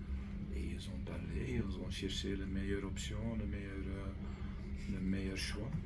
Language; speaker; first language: French; non-native, fluent; Dutch